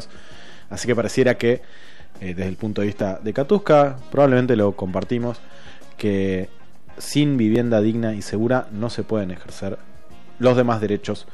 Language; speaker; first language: Spanish; native; Spanish